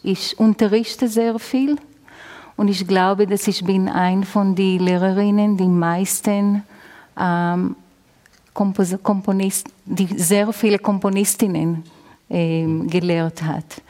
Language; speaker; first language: German; non-native, fluent; Hebrew